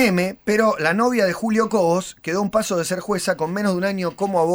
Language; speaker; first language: Spanish; native; Spanish